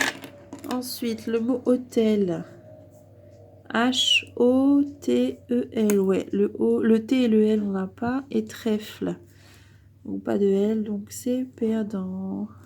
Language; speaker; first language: French; native; French